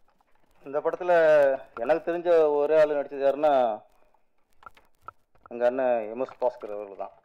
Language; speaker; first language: Tamil; native; Tamil